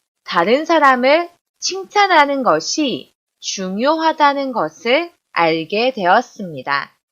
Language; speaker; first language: Korean; non-native, fluent; Chinese